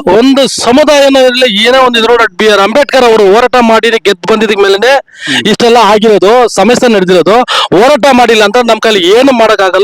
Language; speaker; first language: Kannada; native; Kannada